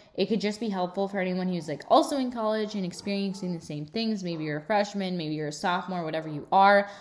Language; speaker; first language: English; native; English